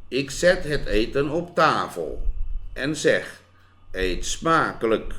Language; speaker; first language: Dutch; non-native, fluent; Thai